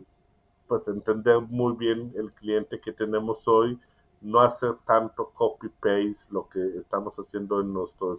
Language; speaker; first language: Spanish; non-native, learner; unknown